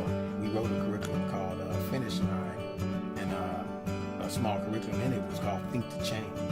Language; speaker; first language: English; native; English